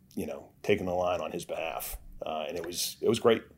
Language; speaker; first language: English; native; English